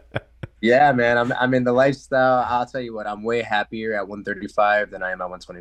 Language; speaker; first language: English; native; English